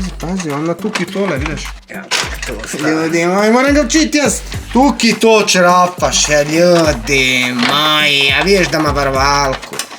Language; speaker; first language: Slovenian; native; Slovenian